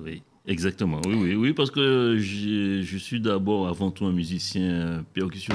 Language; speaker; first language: French; native; French